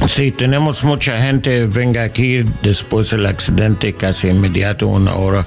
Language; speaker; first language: Spanish; non-native, learner; English